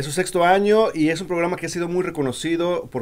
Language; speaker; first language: Spanish; native; Spanish